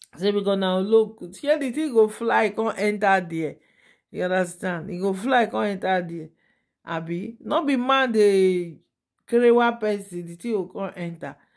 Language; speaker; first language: Nigerian Pidgin; native; Nigerian Pidgin